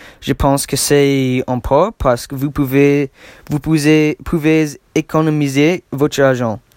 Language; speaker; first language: French; non-native, learner; English